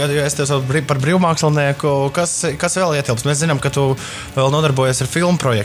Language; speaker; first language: Latvian; native; Latvian